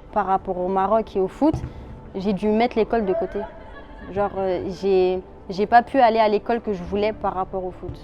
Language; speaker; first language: French; early bilingual, other home language; Arabic